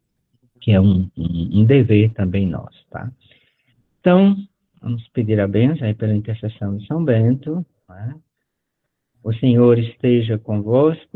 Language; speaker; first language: Portuguese; native; Portuguese